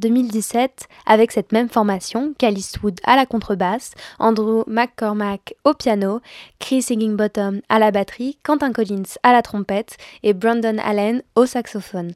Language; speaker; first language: French; native; French